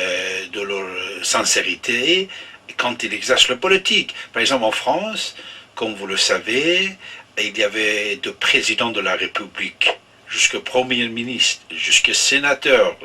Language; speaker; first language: French; non-native, fluent; Persian